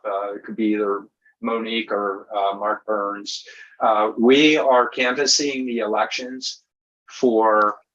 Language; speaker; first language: English; native; English